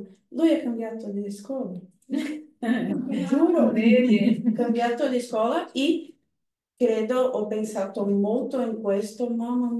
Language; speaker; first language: Italian; non-native, learner; Portuguese